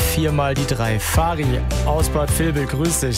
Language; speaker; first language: German; native; German